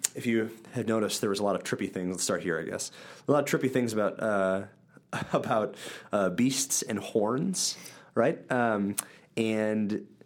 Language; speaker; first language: English; native; English